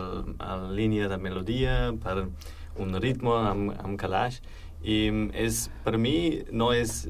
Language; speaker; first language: Catalan; non-native, learner; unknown